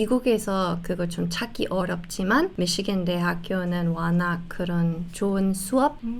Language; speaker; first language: Korean; non-native, fluent; English